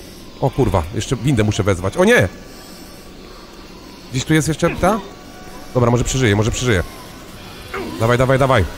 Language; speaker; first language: Polish; native; Polish